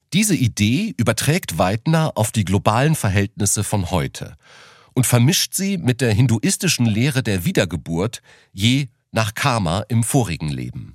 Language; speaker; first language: German; native; German